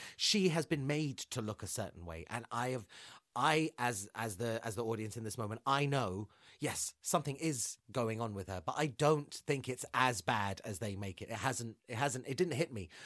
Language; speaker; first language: English; native; English